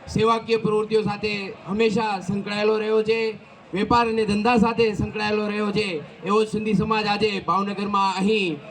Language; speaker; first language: Gujarati; non-native, local second language; Sindhi